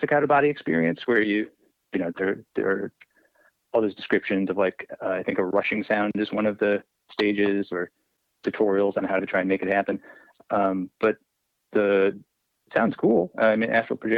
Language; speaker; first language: English; native; English